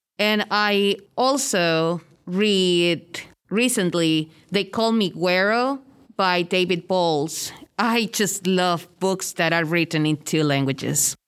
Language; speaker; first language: English; non-native, fluent; Spanish